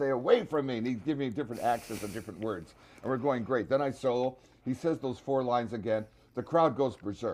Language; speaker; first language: English; native; English